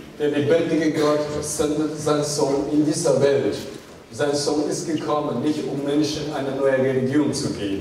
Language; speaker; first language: German; non-native, fluent; Chinese